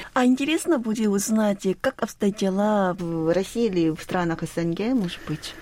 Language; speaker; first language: Russian; non-native, fluent; Korean